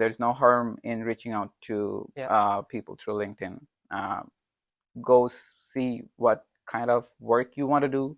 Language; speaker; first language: English; non-native, local second language; Bangla